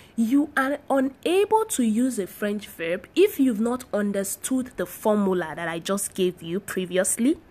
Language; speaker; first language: English; non-native, local second language; Yoruba